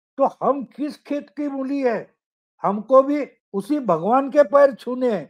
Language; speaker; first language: Hindi; non-native, local second language; Marathi